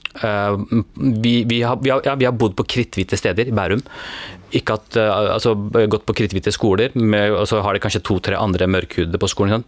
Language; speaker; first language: Norwegian; early bilingual, other home language; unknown